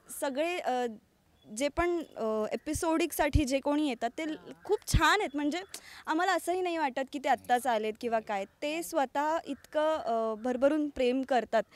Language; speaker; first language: Marathi; native; Marathi